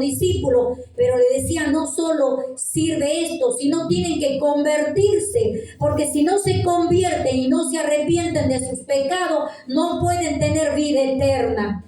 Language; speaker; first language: Spanish; native; Spanish